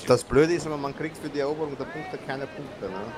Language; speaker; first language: German; native; German